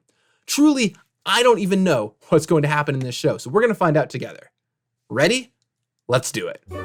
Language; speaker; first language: English; native; English